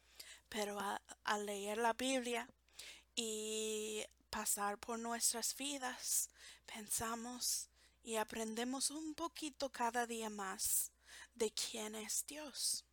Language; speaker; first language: Spanish; non-native, fluent; English